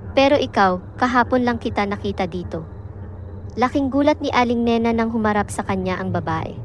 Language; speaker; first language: Filipino; native; Filipino